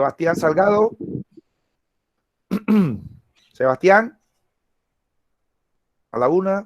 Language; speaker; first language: Spanish; native; Spanish